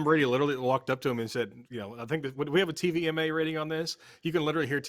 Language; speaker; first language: English; native; English